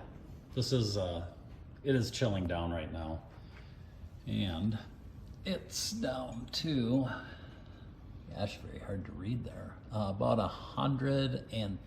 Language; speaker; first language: English; native; English